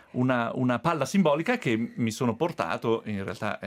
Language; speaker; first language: Italian; native; Italian